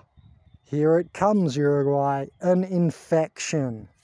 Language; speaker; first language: English; native; English